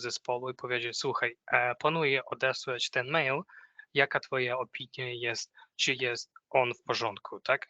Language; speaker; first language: Polish; non-native, fluent; Ukrainian